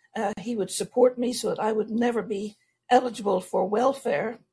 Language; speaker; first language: English; native; English